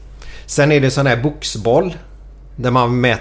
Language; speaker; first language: Swedish; native; Swedish